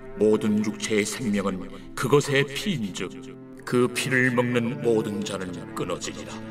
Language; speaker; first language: Korean; native; Korean